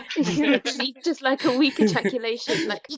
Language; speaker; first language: English; native; English